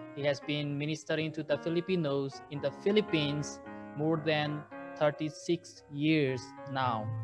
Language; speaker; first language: English; non-native, fluent; Burmese